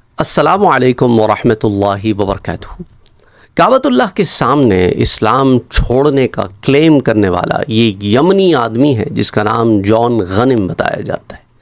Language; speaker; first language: Urdu; native; Urdu